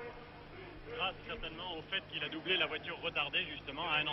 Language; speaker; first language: French; native; French